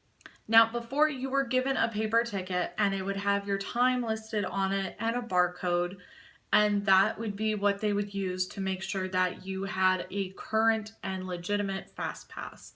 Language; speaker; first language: English; native; English